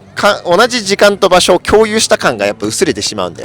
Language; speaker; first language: Japanese; native; Japanese